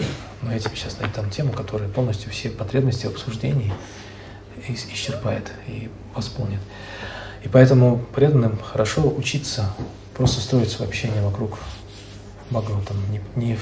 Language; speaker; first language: Russian; native; Russian